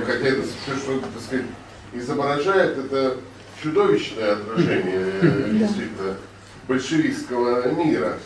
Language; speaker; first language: Russian; native; Russian